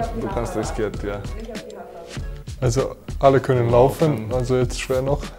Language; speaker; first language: German; non-native, learner; Croatian